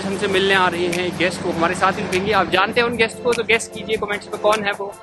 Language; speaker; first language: Hindi; native; Hindi